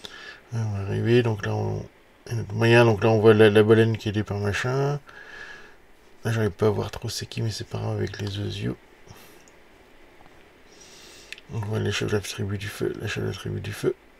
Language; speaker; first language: French; native; French